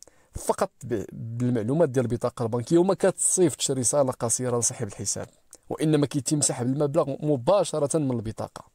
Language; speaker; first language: Arabic; native; Arabic